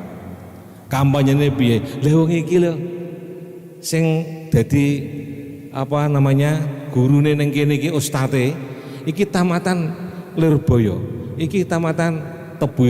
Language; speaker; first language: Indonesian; non-native, local second language; Javanese